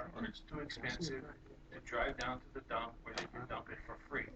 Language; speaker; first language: English; native; English